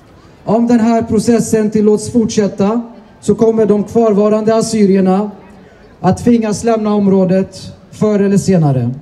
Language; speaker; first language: Swedish; early bilingual, other home language; Assyrian Neo-Aramaic